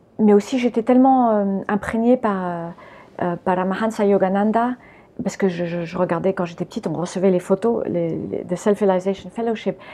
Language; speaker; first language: French; early bilingual, other home language; English